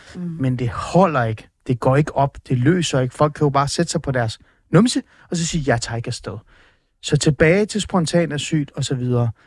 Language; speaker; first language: Danish; early bilingual, other home language; Persian